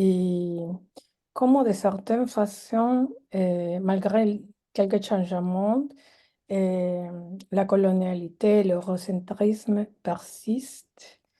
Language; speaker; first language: French; non-native, fluent; Spanish